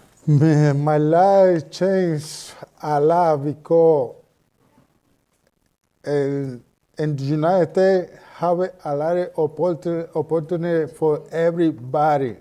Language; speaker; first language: English; non-native, learner; Spanish